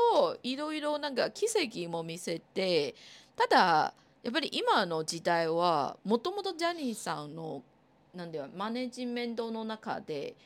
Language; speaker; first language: Japanese; non-native, fluent; Cantonese